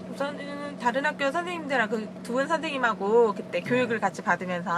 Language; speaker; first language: Korean; native; Korean